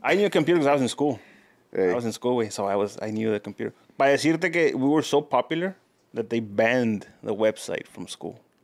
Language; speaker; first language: English; early bilingual, other home language; Spanish